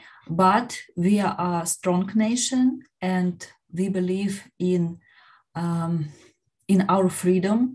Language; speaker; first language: English; non-native, learner; Ukrainian